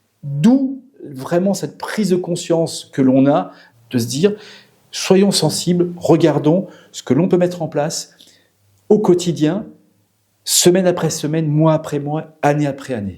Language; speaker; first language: French; native; French